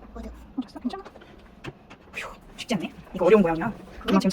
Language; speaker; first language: Korean; native; Korean